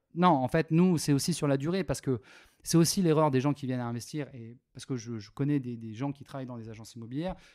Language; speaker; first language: French; native; French